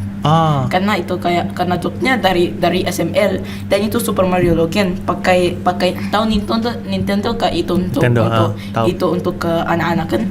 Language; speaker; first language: Indonesian; non-native, local second language; English